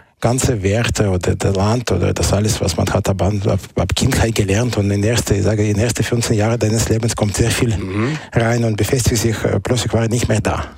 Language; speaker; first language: German; non-native, fluent; Russian